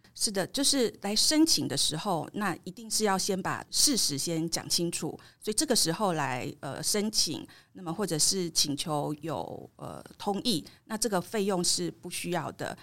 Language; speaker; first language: Chinese; native; Chinese